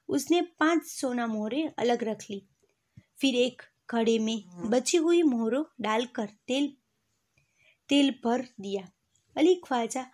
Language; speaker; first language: Hindi; non-native, local second language; Gujarati